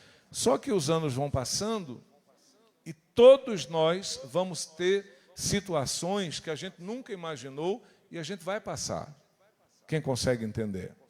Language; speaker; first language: Portuguese; native; Portuguese